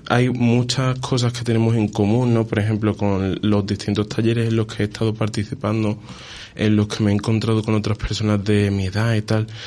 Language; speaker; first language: Spanish; early bilingual, other home language; Igbo